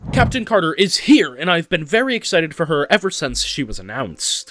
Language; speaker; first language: English; native; English